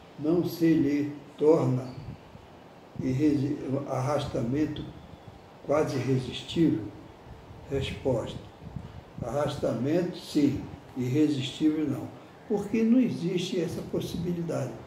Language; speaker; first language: Portuguese; native; Portuguese